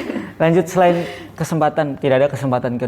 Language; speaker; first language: Indonesian; native; Indonesian